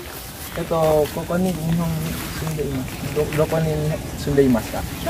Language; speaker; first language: Japanese; non-native, learner; Indonesian